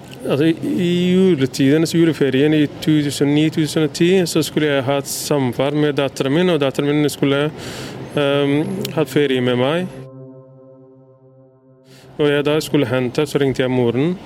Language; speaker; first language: Norwegian; early bilingual, other home language; Somali